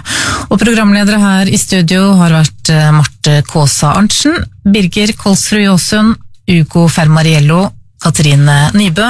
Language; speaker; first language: Norwegian; native; Norwegian